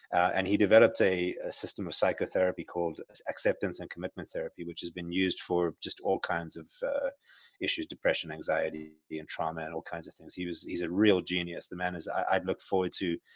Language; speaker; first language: English; native; English